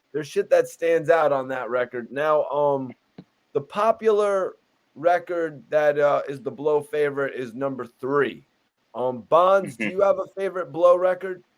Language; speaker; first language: English; native; English